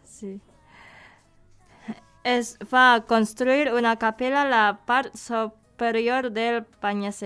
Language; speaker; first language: Catalan; non-native, fluent; Indonesian